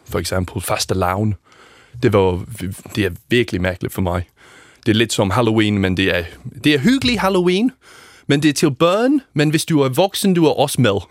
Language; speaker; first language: Danish; non-native, learner; English